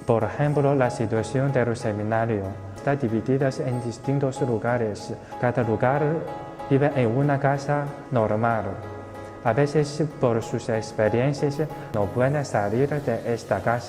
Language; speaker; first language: Spanish; non-native, learner; Chinese